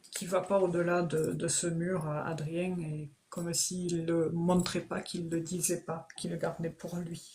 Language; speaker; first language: French; native; French